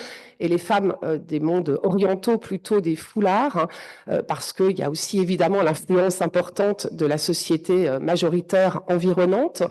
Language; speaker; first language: French; native; French